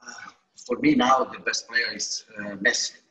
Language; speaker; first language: English; non-native, learner; Italian